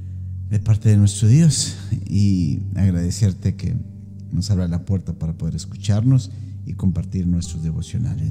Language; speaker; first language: Spanish; native; Spanish